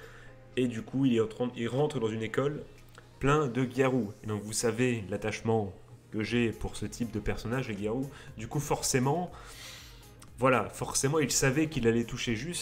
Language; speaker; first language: French; native; French